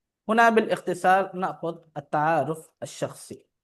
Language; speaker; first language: Arabic; non-native, fluent; Urdu